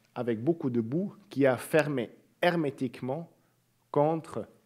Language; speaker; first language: French; native; French